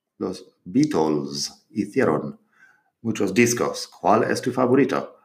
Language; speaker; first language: Spanish; non-native, fluent; English